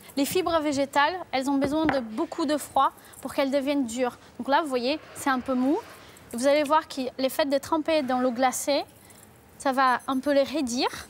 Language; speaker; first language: French; non-native, fluent; Portuguese